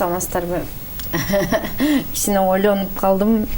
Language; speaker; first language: Kyrgyz; early bilingual, heritage; Kyrgyz